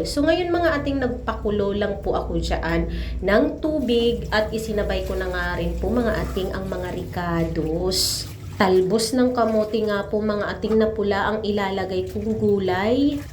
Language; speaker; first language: Filipino; non-native, local second language; Masbatenyo